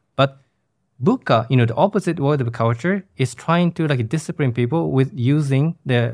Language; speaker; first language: English; non-native, fluent; Japanese